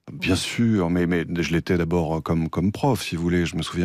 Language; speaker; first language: French; native; French